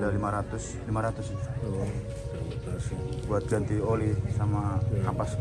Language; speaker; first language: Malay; non-native, local second language; Javanese